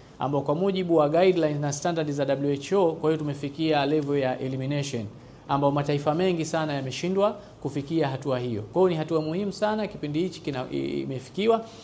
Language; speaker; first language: Swahili; native; Swahili